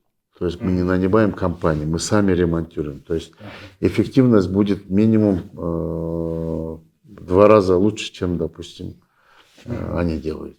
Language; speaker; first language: Russian; non-native, local second language; Kyrgyz